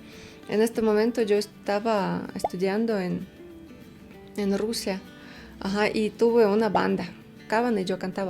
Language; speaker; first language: Spanish; non-native, fluent; Russian